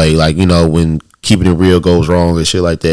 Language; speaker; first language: English; native; English